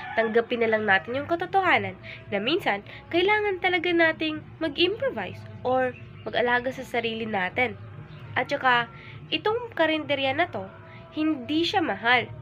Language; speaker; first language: Filipino; native; Filipino